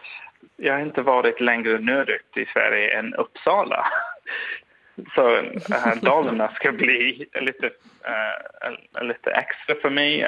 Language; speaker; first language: Swedish; non-native, fluent; English